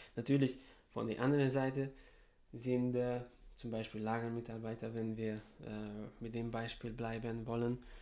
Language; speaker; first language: German; non-native, fluent; Hungarian